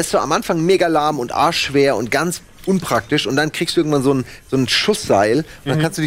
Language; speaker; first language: German; native; German